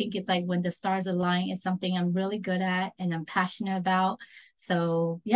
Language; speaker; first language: English; early bilingual, other home language; Chinese